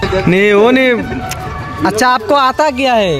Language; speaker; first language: Hindi; non-native, local second language; Bangla